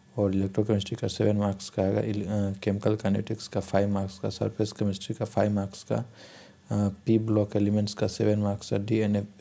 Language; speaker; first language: Hindi; native; Hindi